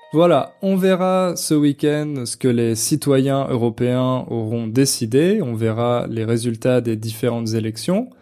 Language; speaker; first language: French; native; French